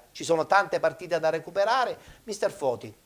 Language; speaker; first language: Italian; native; Italian